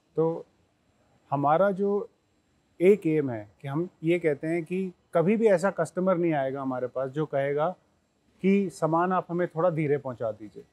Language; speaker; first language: Hindi; native; Hindi